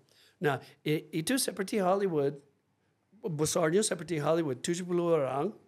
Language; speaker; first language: Indonesian; non-native, fluent; English